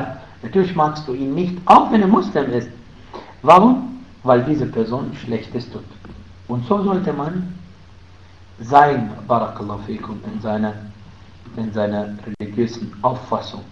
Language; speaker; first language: German; non-native, fluent; Arabic